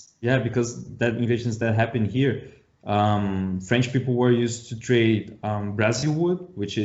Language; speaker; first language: English; non-native, learner; Portuguese